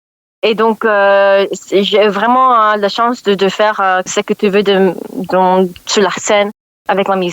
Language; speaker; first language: French; non-native, learner; English